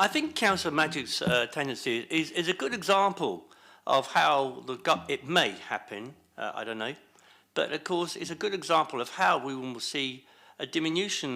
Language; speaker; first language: English; native; English